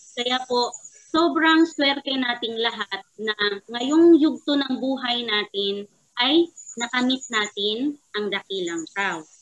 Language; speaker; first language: Filipino; native; Filipino